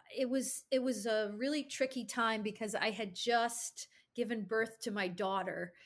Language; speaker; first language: English; native; English